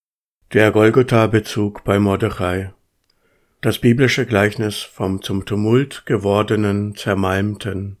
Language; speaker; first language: German; native; German